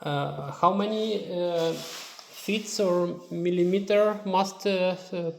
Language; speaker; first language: English; non-native, learner; Ukrainian